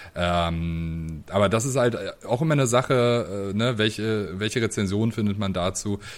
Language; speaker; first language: German; native; German